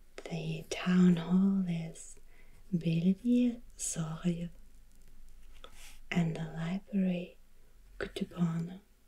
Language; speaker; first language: English; non-native, fluent; German